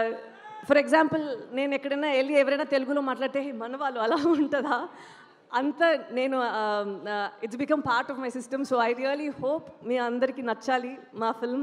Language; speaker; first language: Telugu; non-native, local second language; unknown